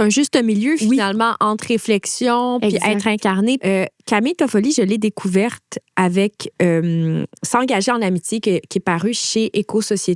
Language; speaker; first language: French; native; French